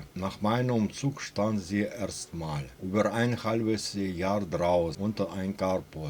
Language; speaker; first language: German; non-native, fluent; Russian